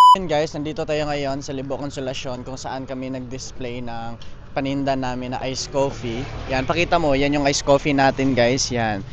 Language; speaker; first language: Filipino; non-native, local second language; Cebuano